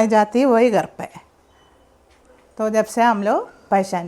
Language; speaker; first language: Hindi; non-native, local second language; Malayalam